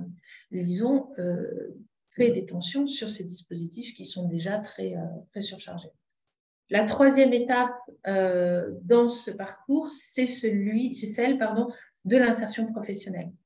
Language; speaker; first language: French; native; French